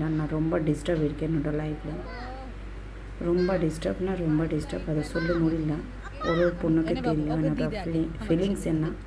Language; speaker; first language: Tamil; non-native, local second language; Bangla